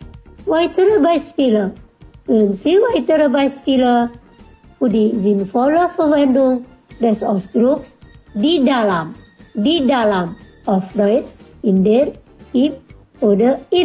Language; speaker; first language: German; non-native, fluent; Indonesian